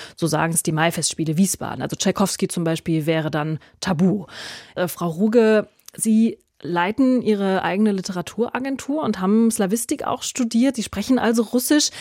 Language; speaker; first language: German; native; German